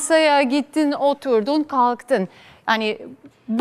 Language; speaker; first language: Turkish; non-native, fluent; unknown